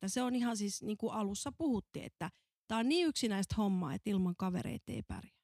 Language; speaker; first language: Finnish; native; Finnish